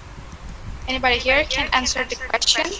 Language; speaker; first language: English; non-native, learner; Indonesian